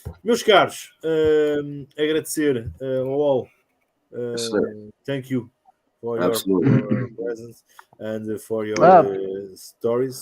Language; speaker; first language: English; non-native, learner; Portuguese